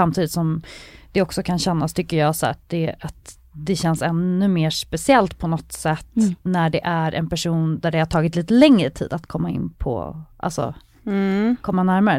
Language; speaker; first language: Swedish; native; Swedish